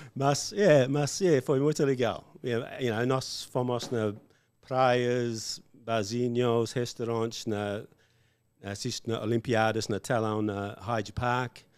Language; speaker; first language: Portuguese; non-native, learner; English